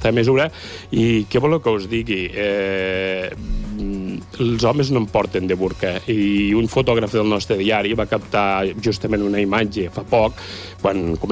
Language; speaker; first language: Catalan; native; Catalan